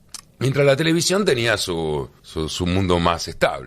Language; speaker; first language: Spanish; native; Spanish